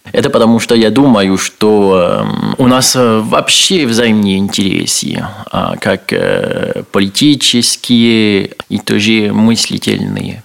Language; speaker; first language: Russian; non-native, learner; French